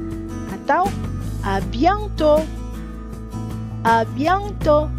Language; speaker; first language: French; non-native, fluent; Indonesian